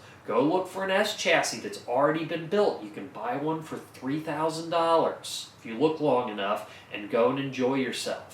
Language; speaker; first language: English; native; English